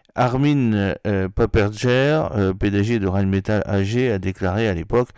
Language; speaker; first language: French; native; French